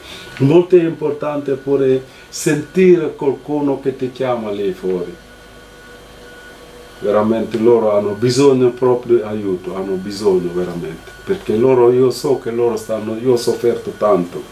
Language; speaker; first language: Italian; non-native, fluent; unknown